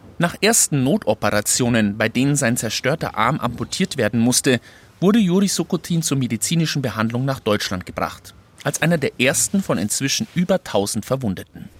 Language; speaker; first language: German; native; German